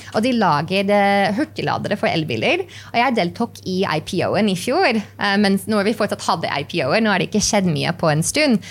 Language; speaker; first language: Norwegian; non-native, fluent; English